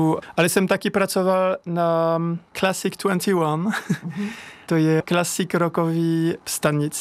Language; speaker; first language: Czech; non-native, learner; French